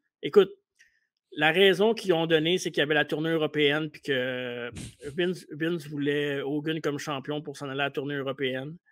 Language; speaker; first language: French; native; French